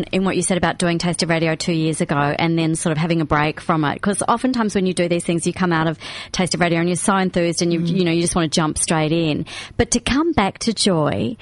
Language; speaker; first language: English; native; English